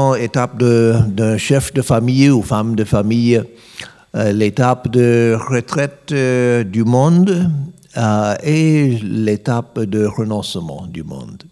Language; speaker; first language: French; non-native, learner; English